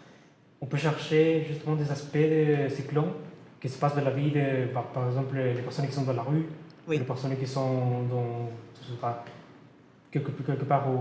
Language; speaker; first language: French; non-native, learner; Spanish